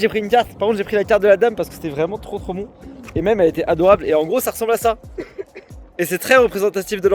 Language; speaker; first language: French; native; French